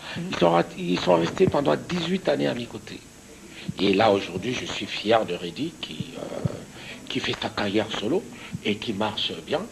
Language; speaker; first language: French; non-native, local second language; Lingala